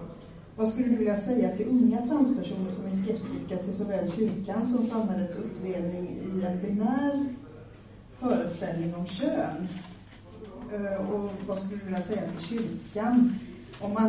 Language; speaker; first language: Swedish; native; Swedish